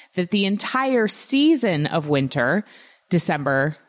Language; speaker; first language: English; native; English